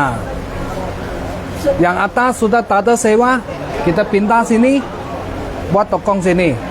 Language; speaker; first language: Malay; non-native, local second language; Cantonese